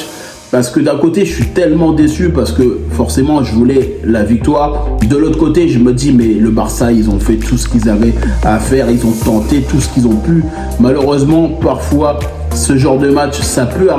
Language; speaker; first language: French; native; French